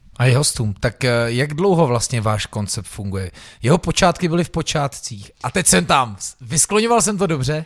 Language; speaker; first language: Czech; native; Czech